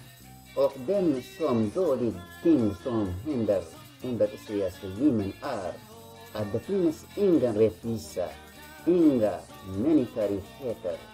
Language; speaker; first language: Swedish; non-native, learner; Tigrinya